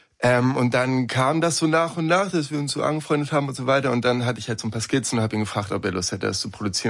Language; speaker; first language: German; native; German